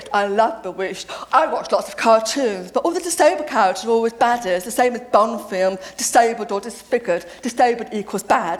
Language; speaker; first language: English; native; English